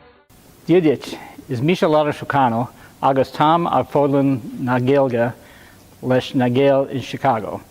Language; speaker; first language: Irish; non-native, learner; English